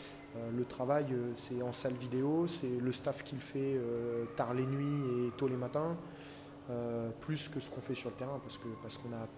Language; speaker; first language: French; native; French